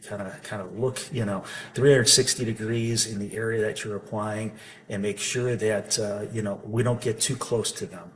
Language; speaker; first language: English; native; English